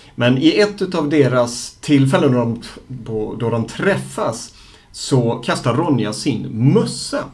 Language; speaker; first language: Swedish; native; Swedish